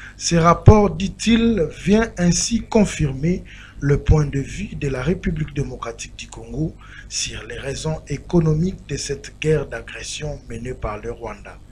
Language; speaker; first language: French; non-native, local second language; Lingala